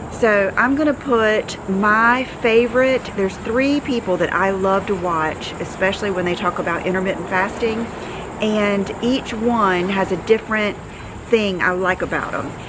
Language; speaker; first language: English; native; English